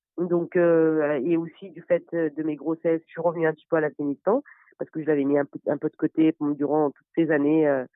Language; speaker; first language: French; non-native, fluent; Persian